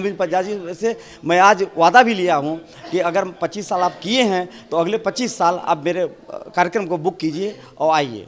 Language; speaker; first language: Hindi; native; Hindi